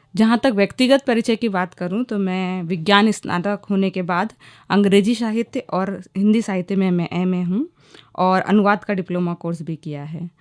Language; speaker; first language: Hindi; native; Hindi